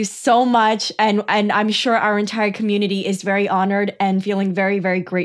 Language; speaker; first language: English; early bilingual, other home language; Chinese